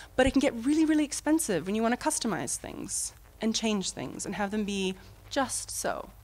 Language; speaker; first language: English; native; English